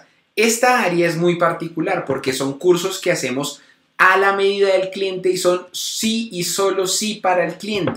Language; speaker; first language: Spanish; native; Spanish